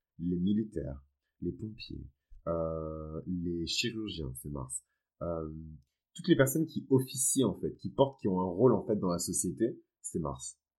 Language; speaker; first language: French; early bilingual, other home language; Fon